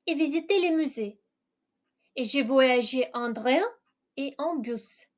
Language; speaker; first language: French; non-native, fluent; Ukrainian